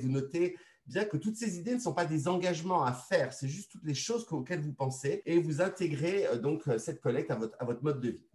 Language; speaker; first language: French; native; French